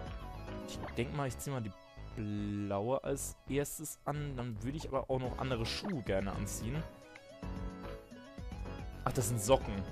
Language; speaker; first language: German; native; German